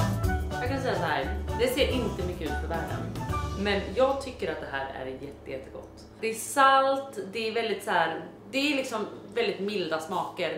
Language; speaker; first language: Swedish; native; Swedish